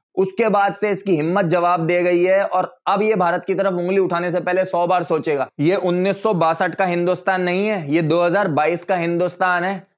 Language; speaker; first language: Hindi; native; Hindi